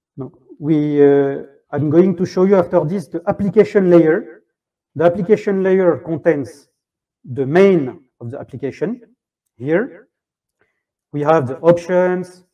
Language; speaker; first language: English; non-native, fluent; French